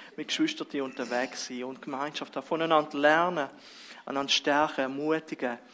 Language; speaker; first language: German; early bilingual, other home language; Russian